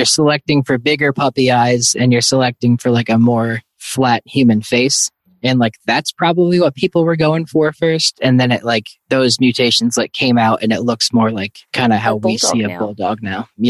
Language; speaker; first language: English; native; English